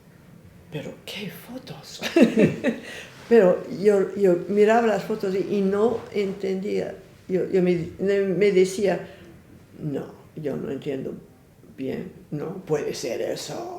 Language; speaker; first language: Spanish; non-native, fluent; English